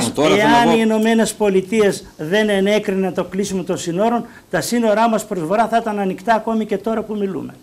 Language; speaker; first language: Greek; native; Greek